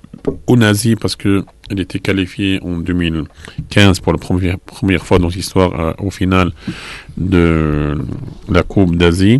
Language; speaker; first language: French; non-native, fluent; Arabic